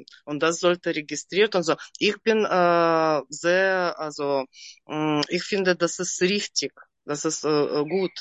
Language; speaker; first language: German; non-native, learner; Russian